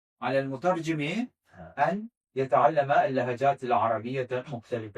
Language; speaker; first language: Arabic; non-native, fluent; Azerbaijani